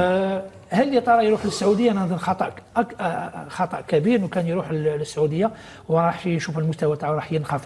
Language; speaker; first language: Arabic; native; Arabic